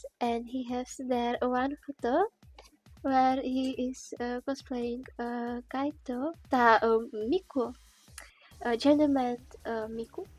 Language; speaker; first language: English; non-native, learner; Czech